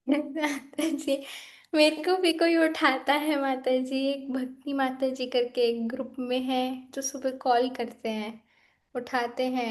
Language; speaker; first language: Hindi; native; Hindi